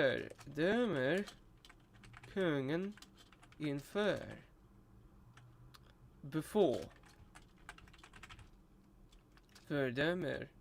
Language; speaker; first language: Swedish; non-native, learner; Russian